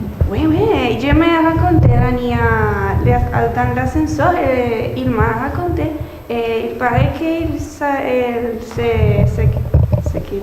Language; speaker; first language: French; non-native, learner; Spanish